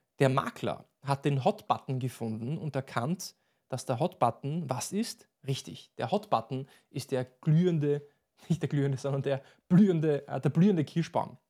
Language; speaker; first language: German; native; German